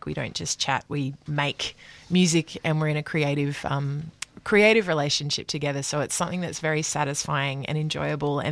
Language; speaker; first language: English; native; English